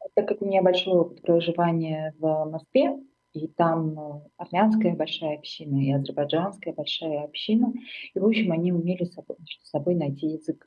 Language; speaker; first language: Russian; non-native, local second language; Armenian